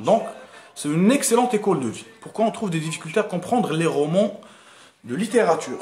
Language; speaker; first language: French; non-native, local second language; Arabic